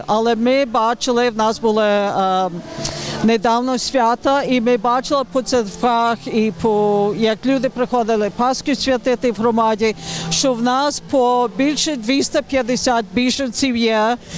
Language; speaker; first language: Ukrainian; early bilingual, heritage; Ukrainian